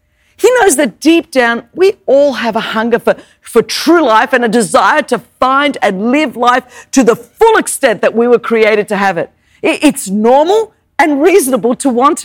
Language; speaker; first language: English; non-native, local second language; Greek